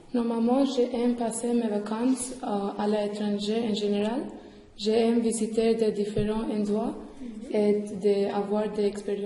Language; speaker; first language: French; non-native, learner; English